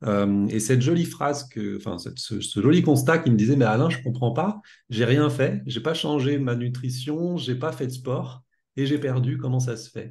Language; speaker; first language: French; native; French